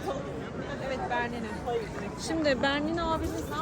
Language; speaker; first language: Turkish; native; Turkish